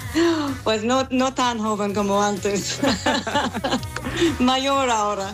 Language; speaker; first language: Spanish; non-native, learner; English